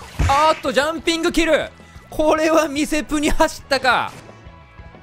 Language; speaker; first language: Japanese; native; Japanese